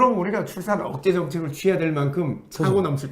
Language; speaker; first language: Korean; native; Korean